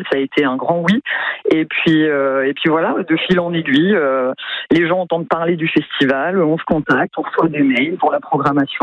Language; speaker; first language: French; native; French